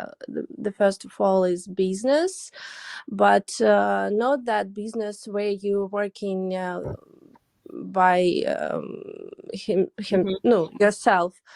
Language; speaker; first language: English; non-native, learner; Russian